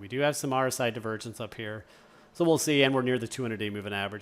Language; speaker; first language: English; native; English